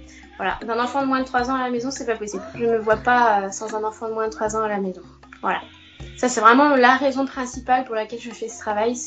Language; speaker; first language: French; native; French